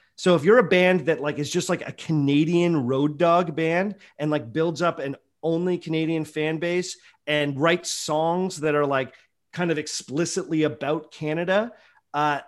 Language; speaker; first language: English; native; English